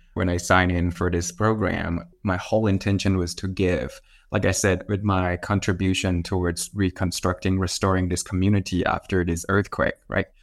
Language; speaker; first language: English; non-native, fluent; Thai